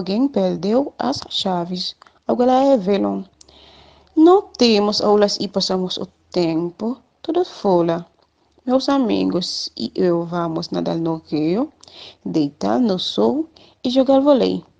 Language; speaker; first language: Portuguese; non-native, learner; Haitian Creole